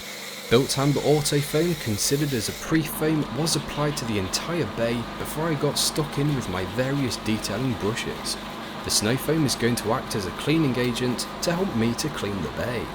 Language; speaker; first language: English; native; English